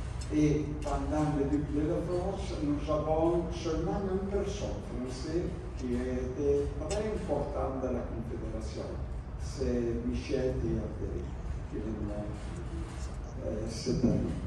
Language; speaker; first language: French; non-native, learner; Italian